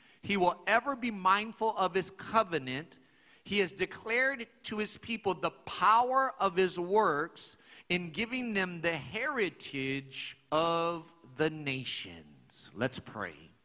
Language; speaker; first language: English; native; English